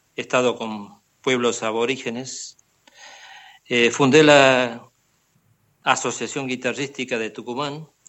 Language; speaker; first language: Spanish; native; Spanish